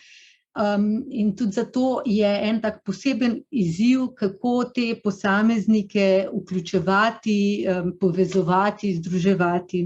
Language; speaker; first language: Slovenian; native; Slovenian